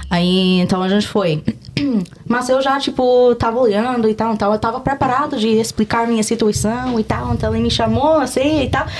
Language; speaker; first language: Portuguese; non-native, fluent; English